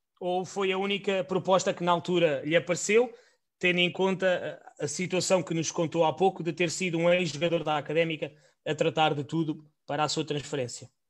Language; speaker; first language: Portuguese; native; Portuguese